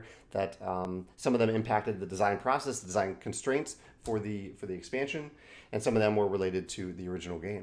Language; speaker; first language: English; native; English